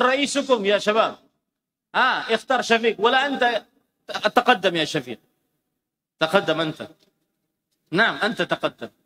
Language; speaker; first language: Arabic; non-native, fluent; Indonesian